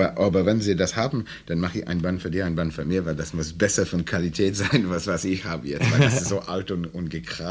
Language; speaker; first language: German; non-native, learner; English